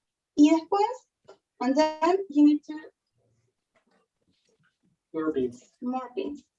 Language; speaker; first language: English; non-native, learner; Spanish